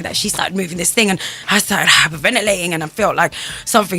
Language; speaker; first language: English; native; English